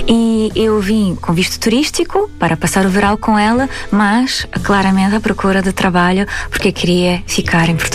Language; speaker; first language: Portuguese; non-native, fluent; Belarusian